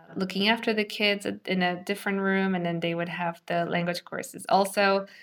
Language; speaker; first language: English; native; English